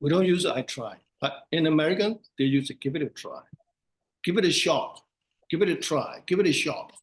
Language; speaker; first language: English; non-native, fluent; Burmese